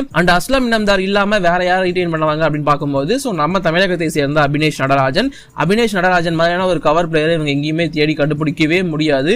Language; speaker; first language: Tamil; native; Tamil